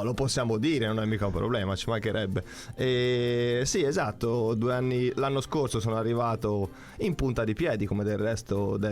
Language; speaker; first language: Italian; native; Italian